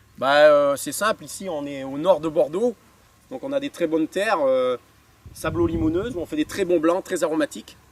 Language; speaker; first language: French; native; French